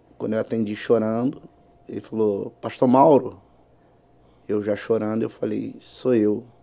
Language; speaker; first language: Portuguese; native; Portuguese